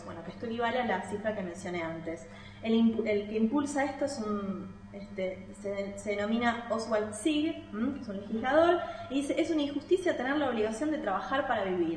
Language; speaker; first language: Spanish; native; Spanish